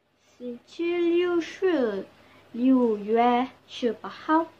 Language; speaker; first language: Chinese; non-native, learner; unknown